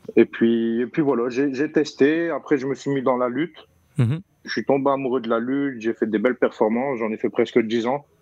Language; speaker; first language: French; native; French